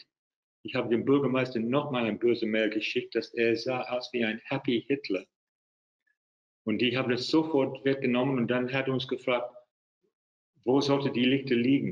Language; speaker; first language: German; non-native, fluent; English